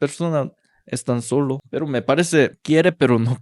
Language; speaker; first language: Spanish; non-native, learner; Korean